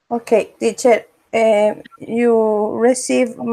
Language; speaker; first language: English; non-native, learner; Spanish